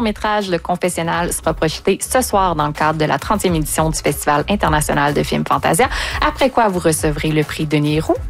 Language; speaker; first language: French; native; French